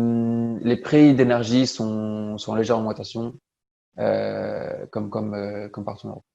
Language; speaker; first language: French; native; French